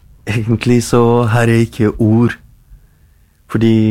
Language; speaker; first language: Norwegian; non-native, learner; Kurdish